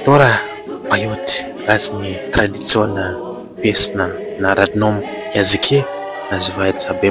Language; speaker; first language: Russian; non-native, learner; Bemba